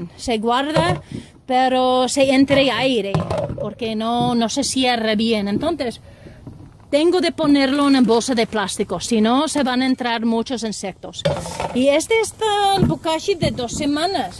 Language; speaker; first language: Spanish; non-native, learner; English